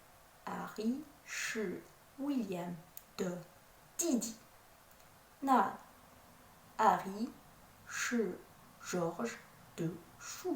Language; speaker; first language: Chinese; non-native, fluent; French